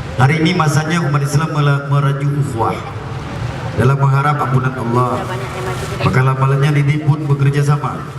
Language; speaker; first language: Malay; non-native, local second language; Achinese